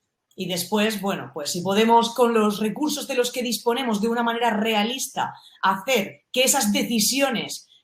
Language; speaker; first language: Spanish; native; Spanish